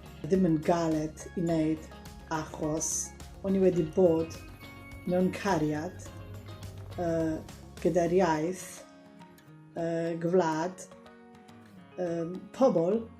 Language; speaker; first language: Welsh; non-native, learner; Slovenian